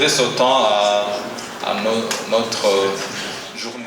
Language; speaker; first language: French; non-native, local second language; Rundi